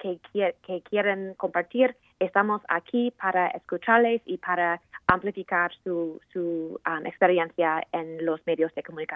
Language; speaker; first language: Spanish; non-native, fluent; English